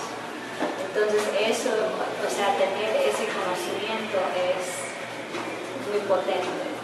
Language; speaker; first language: Spanish; early bilingual, heritage; English